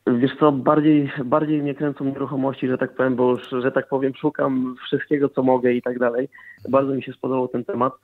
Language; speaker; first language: Polish; native; Polish